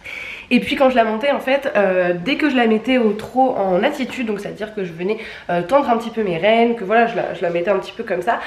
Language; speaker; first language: French; native; French